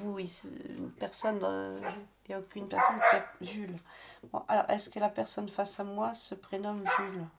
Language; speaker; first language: French; native; French